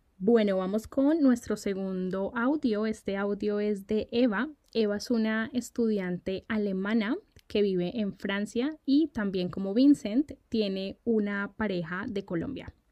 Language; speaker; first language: Spanish; native; Spanish